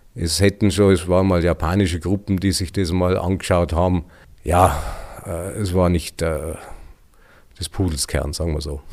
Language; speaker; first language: German; native; German